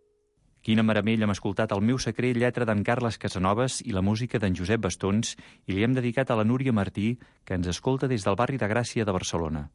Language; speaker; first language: Catalan; native; Catalan